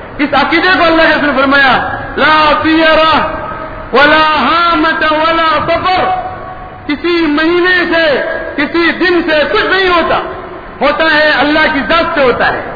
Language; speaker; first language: Urdu; non-native, local second language; Konkani